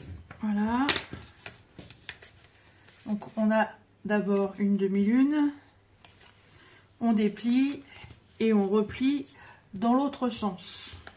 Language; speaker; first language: French; native; French